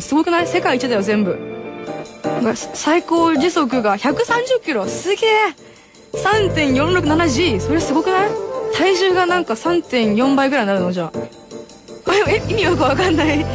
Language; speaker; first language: Japanese; early bilingual, heritage; Japanese